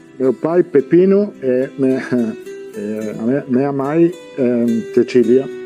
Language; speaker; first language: Portuguese; non-native, learner; Italian